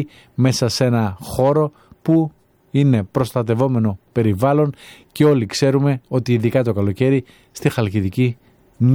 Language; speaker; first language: Greek; native; Greek